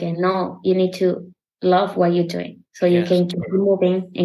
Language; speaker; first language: English; non-native, fluent; Spanish